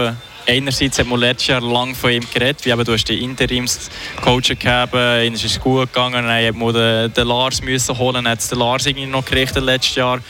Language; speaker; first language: German; native; German